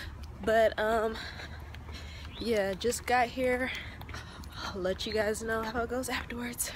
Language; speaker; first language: English; native; English